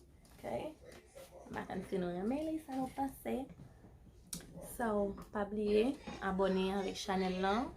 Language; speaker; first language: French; non-native, local second language; Haitian Creole